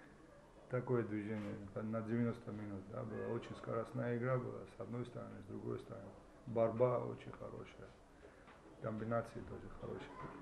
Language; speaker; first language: Russian; non-native, fluent; Georgian